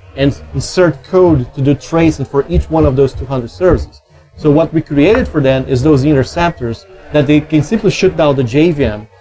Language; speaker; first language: English; non-native, fluent; Portuguese